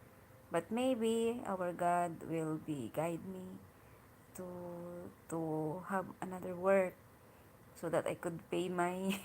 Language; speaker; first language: English; non-native, learner; Hiligaynon